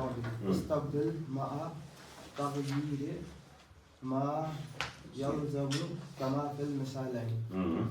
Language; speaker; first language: Arabic; non-native, learner; Urdu